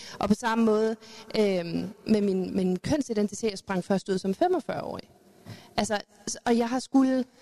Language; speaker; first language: Danish; early bilingual, other home language; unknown